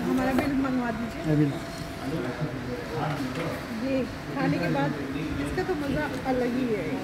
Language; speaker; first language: Hindi; native; Hindi